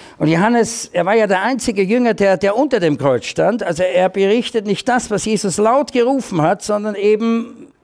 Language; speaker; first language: German; native; German